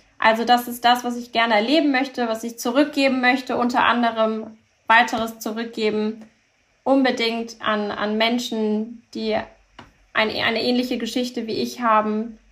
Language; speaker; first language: German; early bilingual, other home language; Turkish